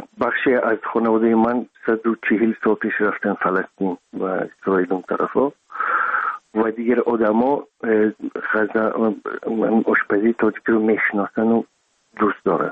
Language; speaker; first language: Persian; non-native, local second language; Russian